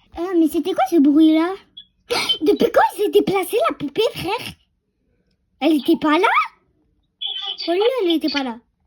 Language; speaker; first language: French; native; French